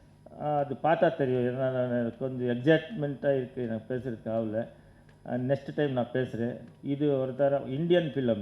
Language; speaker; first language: Tamil; non-native, learner; Kannada